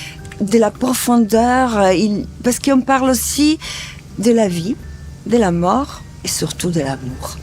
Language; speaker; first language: French; non-native, fluent; Italian